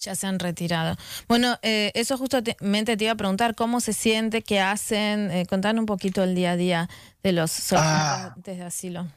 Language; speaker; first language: Spanish; native; Spanish